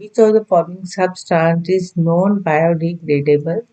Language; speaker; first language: English; non-native, local second language; Punjabi